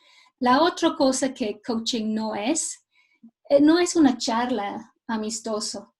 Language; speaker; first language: Spanish; non-native, fluent; English